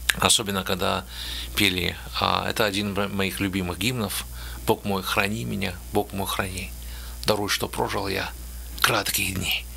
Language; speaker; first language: Russian; native; Russian